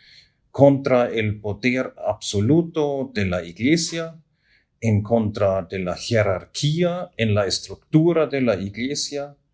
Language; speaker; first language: Spanish; non-native, fluent; German